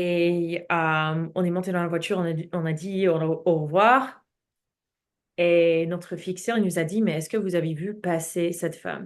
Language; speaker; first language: French; non-native, fluent; English